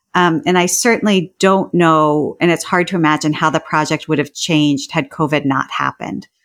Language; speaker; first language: English; native; English